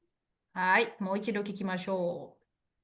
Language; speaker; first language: Japanese; non-native, fluent; Indonesian